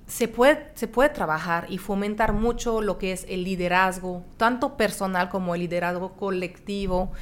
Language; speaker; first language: Spanish; non-native, fluent; French